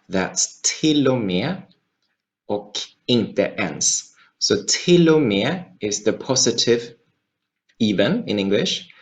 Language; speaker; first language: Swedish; non-native, fluent; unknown